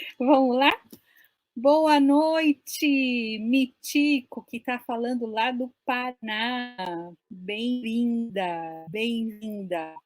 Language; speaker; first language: Portuguese; native; Portuguese